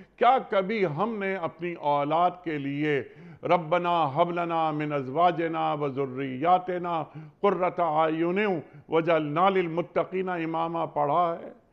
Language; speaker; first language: Urdu; native; Urdu